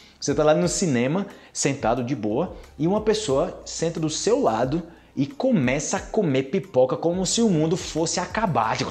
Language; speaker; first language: Portuguese; native; Portuguese